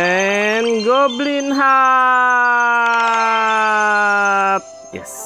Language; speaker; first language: English; non-native, learner; Indonesian